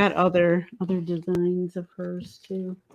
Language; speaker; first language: English; native; English